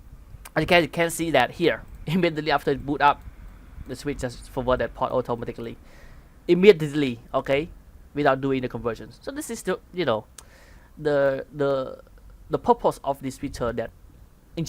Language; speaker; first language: English; non-native, fluent; Khmer